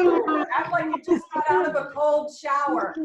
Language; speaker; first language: English; native; English